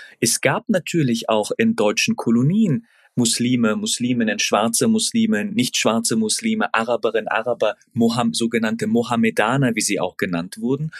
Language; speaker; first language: German; early bilingual, other home language; Turkish